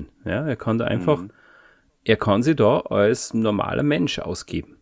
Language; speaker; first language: German; native; German